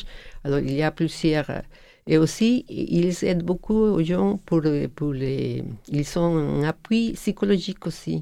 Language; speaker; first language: French; non-native, learner; Spanish